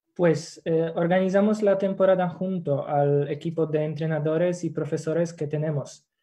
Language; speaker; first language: Spanish; non-native, fluent; Polish